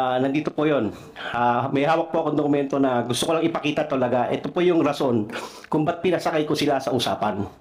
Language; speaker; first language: Filipino; non-native, local second language; Cebuano